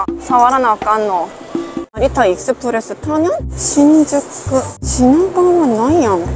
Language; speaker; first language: Japanese; non-native, fluent; Korean